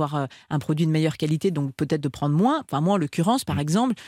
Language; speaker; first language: French; native; French